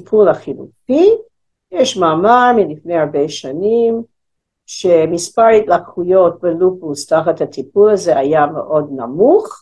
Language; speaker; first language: Hebrew; non-native, fluent; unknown